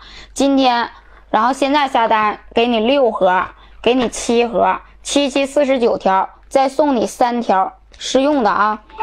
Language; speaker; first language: Chinese; native; Chinese